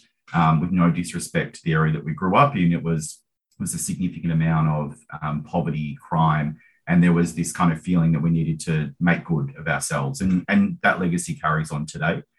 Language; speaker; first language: English; native; English